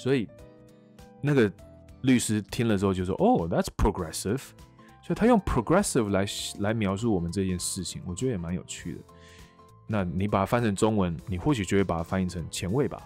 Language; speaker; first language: Chinese; native; Chinese